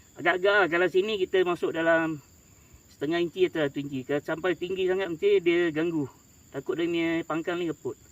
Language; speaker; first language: Malay; native; Malay